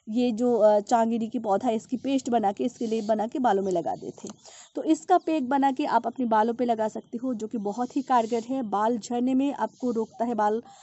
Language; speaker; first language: Hindi; non-native, local second language; Bangla